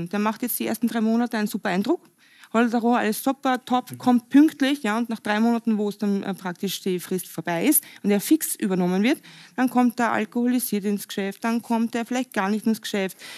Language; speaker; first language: German; native; German